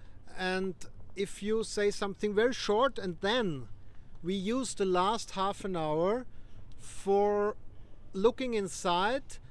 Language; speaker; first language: English; non-native, fluent; German